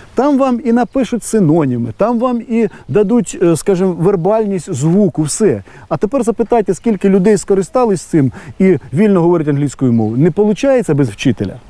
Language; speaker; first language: Ukrainian; native; Ukrainian